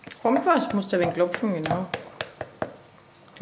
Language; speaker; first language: German; native; German